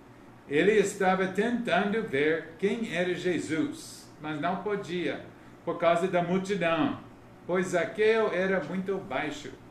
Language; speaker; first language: Portuguese; non-native, learner; English